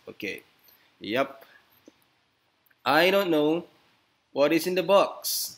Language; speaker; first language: English; non-native, fluent; Indonesian